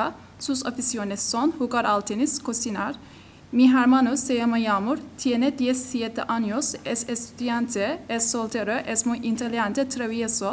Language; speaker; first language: Spanish; non-native, learner; Turkish